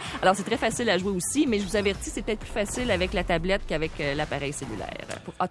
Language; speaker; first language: French; native; French